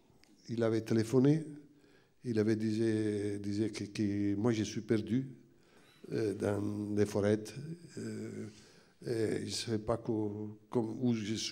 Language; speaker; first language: French; non-native, fluent; Italian